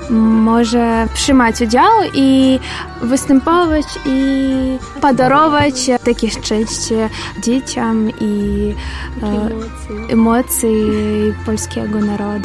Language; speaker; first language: Polish; non-native, learner; Russian